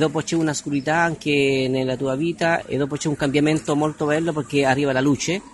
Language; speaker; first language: Italian; non-native, fluent; Spanish